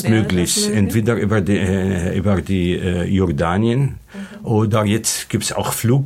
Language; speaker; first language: German; non-native, learner; Arabic